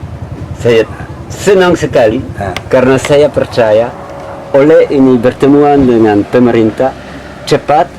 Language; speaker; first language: Indonesian; non-native, learner; French